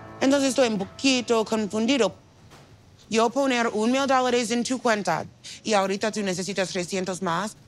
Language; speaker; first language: Spanish; non-native, learner; English